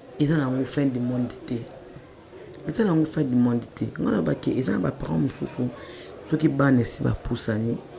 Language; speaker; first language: Lingala; non-native, local second language; Mongo